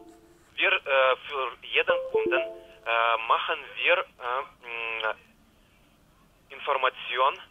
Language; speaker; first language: German; non-native, learner; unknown